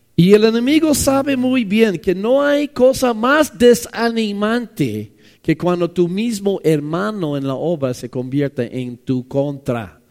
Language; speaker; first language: Spanish; non-native, fluent; English